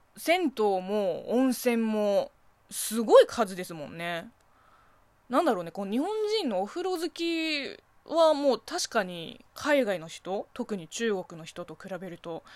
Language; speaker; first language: Japanese; non-native, fluent; Chinese